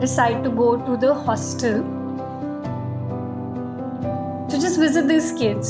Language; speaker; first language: English; non-native, local second language; Hindi